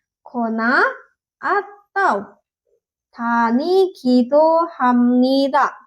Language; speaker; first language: Korean; non-native, learner; Indonesian